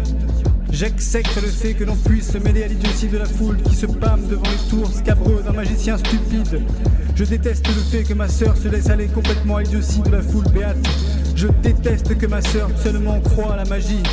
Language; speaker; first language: French; native; French